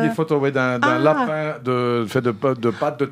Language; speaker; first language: French; native; French